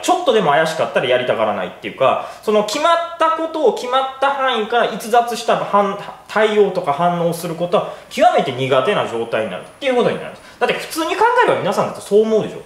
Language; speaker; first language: Japanese; native; Japanese